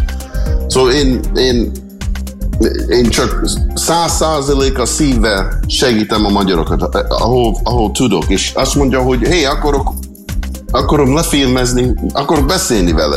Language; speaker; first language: Hungarian; early bilingual, heritage; English